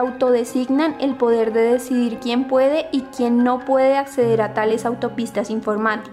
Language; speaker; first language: Spanish; native; Spanish